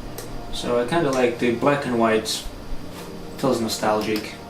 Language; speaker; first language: English; non-native, fluent; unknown